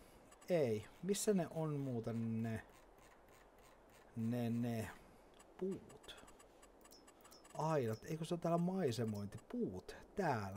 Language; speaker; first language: Finnish; native; Finnish